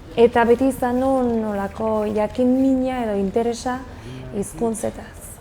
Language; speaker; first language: Basque; non-native, fluent; French